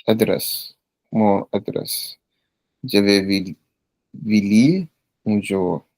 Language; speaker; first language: French; non-native, learner; Punjabi